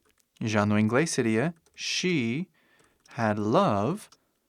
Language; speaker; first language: Portuguese; non-native, fluent; English